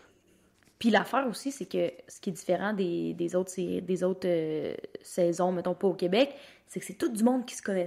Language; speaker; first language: French; native; French